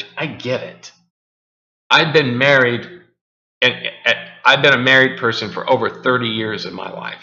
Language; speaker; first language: English; native; English